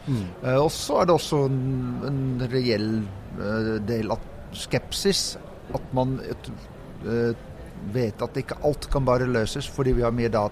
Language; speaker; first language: Norwegian; non-native, fluent; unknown